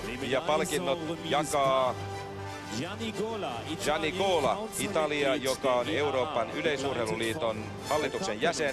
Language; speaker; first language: Finnish; native; Finnish